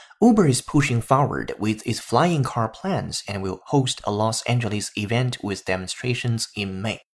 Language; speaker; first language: English; non-native, fluent; Chinese